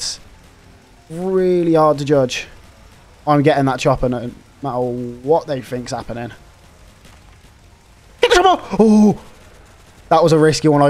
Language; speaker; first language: English; native; English